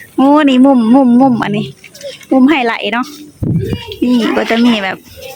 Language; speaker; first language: Thai; native; Thai